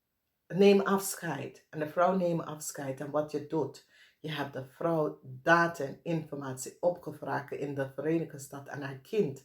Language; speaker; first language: Dutch; non-native, fluent; English